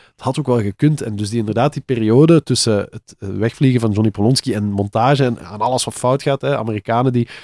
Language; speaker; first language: Dutch; native; Dutch